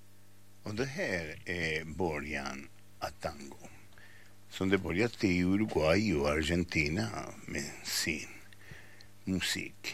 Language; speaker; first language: Swedish; non-native, fluent; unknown